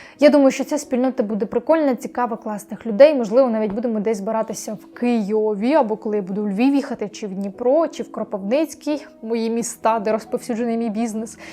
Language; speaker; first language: Ukrainian; non-native, local second language; Russian